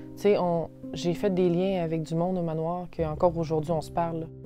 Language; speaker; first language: French; native; French